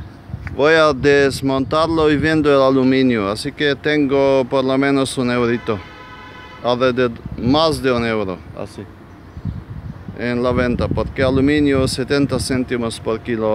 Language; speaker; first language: Spanish; non-native, fluent; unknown